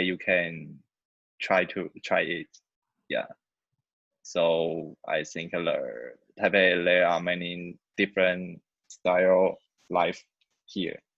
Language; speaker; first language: English; non-native, learner; Chinese